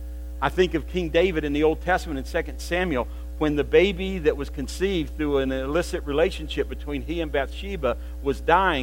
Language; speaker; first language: English; native; English